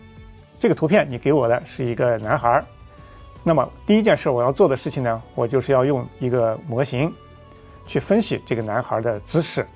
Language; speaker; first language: Chinese; native; Chinese